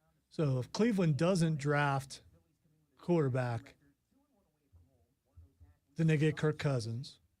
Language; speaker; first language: English; native; English